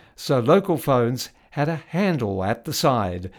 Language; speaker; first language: English; native; English